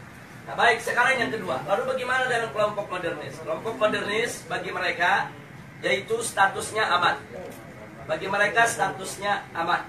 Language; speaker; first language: Indonesian; native; Indonesian